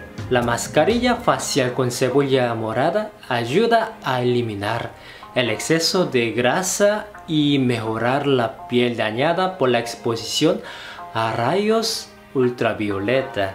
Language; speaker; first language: Spanish; non-native, fluent; Korean